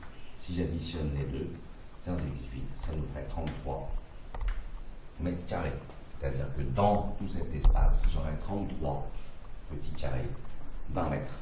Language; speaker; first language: French; native; French